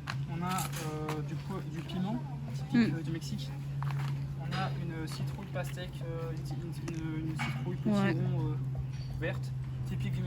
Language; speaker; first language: French; native; French